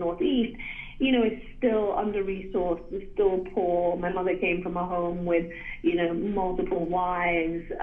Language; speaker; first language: English; native; English